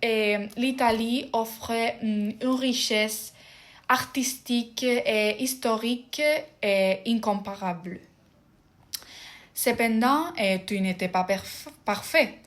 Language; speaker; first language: French; non-native, fluent; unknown